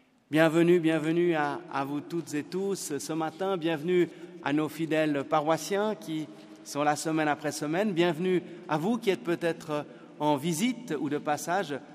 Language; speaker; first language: French; native; French